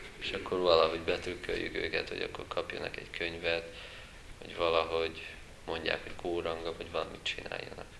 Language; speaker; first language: Hungarian; native; Hungarian